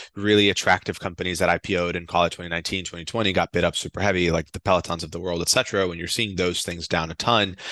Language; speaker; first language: English; non-native, fluent; Portuguese